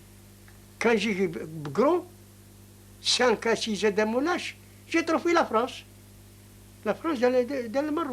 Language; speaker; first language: French; non-native, learner; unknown